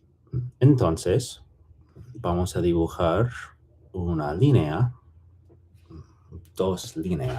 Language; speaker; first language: Spanish; non-native, fluent; English